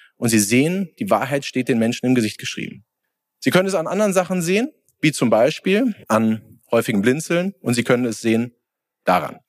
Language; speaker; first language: German; native; German